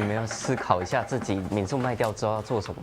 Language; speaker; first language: Chinese; native; Chinese